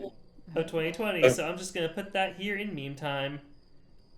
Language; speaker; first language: English; native; English